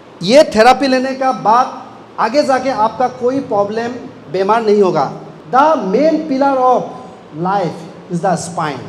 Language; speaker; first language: Hindi; non-native, local second language; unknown